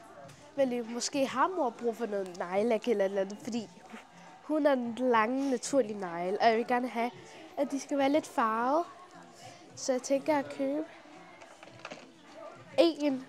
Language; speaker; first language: Danish; early bilingual, other home language; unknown